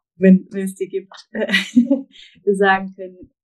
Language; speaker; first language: German; non-native, fluent; English